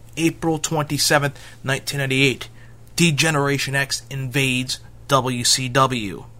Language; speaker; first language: English; native; English